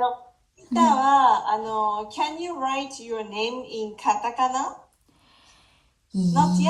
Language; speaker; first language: English; non-native, fluent; Japanese